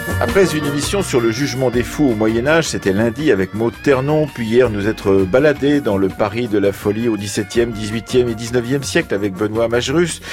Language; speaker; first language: French; native; French